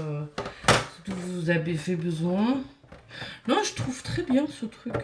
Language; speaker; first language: French; native; French